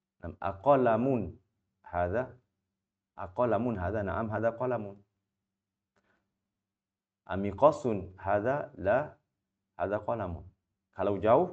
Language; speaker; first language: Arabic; non-native, fluent; Malay